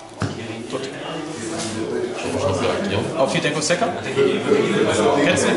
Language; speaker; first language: German; native; German